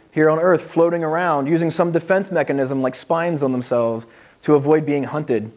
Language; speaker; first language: English; native; English